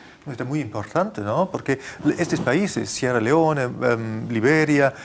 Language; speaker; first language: Spanish; non-native, fluent; German